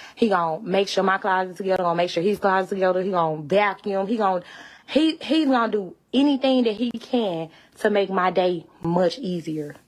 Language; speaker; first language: English; native; English